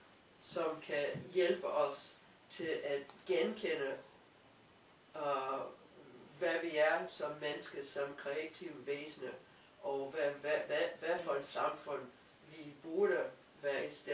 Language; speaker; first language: Danish; non-native, fluent; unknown